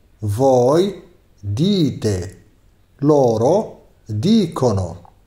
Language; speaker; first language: Italian; non-native, fluent; Arabic